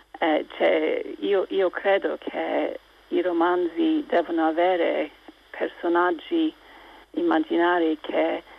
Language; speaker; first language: Italian; non-native, local second language; English